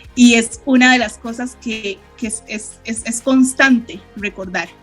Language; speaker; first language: Spanish; native; Spanish